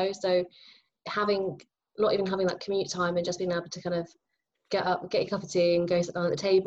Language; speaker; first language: English; native; English